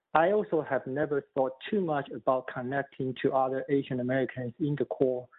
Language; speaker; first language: English; non-native, fluent; Chinese